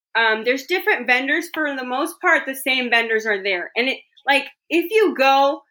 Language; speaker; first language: English; native; English